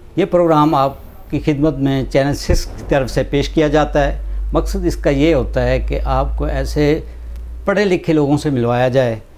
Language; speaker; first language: Urdu; non-native, local second language; Punjabi